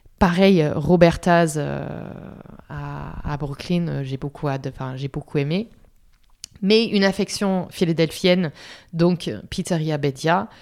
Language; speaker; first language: French; non-native, fluent; English